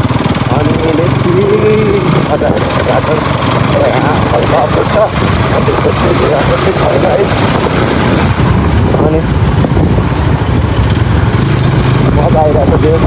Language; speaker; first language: Nepali; native; Nepali